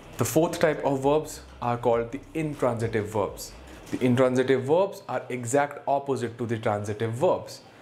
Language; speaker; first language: Hindi; native; Hindi